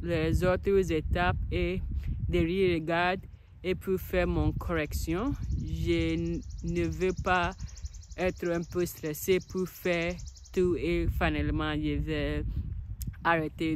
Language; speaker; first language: French; non-native, learner; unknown